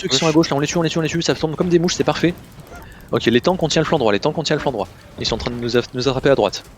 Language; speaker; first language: French; native; French